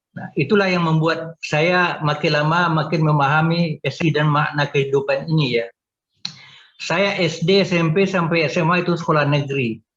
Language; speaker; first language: Indonesian; non-native, local second language; Minangkabau